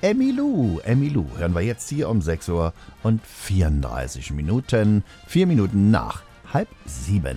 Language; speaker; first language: German; native; German